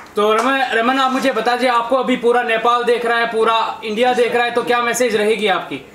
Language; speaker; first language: Hindi; native; Hindi